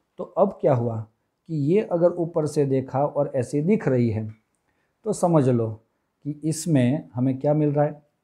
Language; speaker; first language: Hindi; non-native, local second language; Gujarati